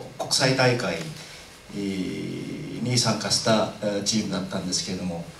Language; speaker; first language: Japanese; non-native, fluent; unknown